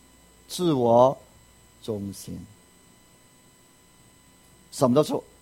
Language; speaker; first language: Chinese; native; Chinese